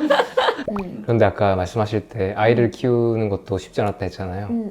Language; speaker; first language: Korean; native; Korean